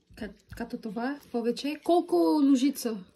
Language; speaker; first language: Bulgarian; non-native, local second language; Filipino